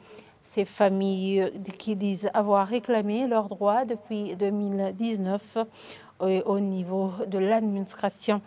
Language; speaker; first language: French; non-native, local second language; Rundi